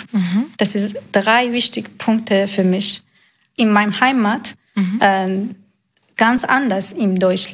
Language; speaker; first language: German; non-native, learner; Persian